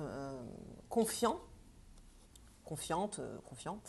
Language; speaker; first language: French; native; French